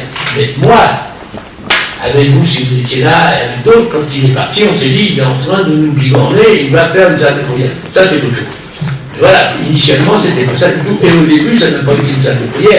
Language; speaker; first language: French; native; French